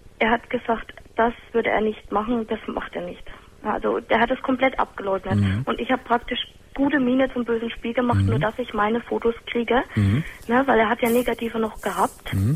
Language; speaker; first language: German; native; German